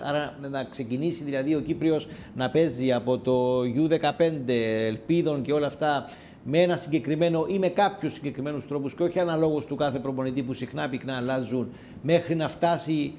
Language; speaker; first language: Greek; native; Greek